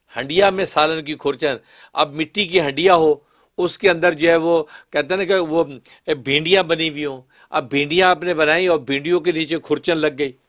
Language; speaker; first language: Urdu; non-native, local second language; Kashmiri